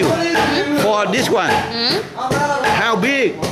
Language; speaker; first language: English; non-native, learner; Vietnamese